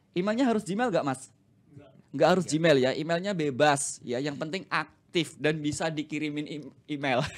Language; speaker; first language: Indonesian; native; Indonesian